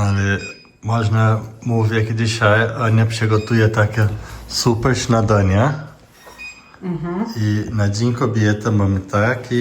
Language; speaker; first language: Polish; non-native, learner; Portuguese